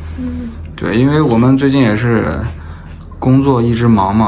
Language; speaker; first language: Chinese; native; Chinese